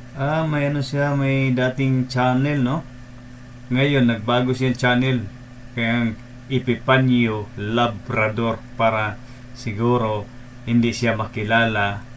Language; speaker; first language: Filipino; non-native, local second language; Cebuano